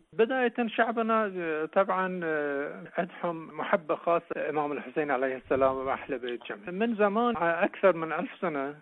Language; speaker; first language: Arabic; non-native, local second language; Persian